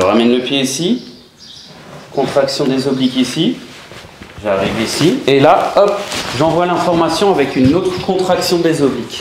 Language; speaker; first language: French; native; French